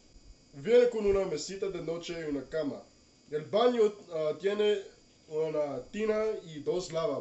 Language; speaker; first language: Spanish; non-native, learner; English